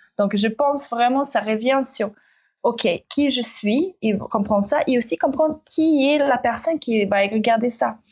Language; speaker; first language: French; non-native, fluent; Russian